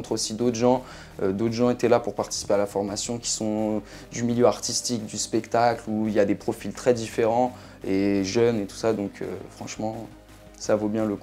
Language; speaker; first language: French; native; French